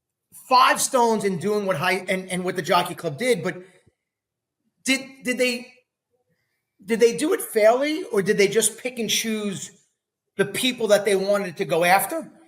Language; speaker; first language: English; native; English